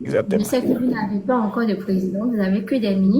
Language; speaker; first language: French; native; French